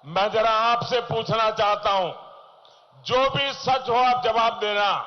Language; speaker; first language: Hindi; non-native, local second language; Gujarati